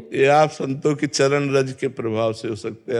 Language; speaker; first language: Hindi; native; Hindi